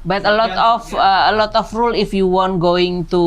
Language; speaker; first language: English; non-native, learner; Indonesian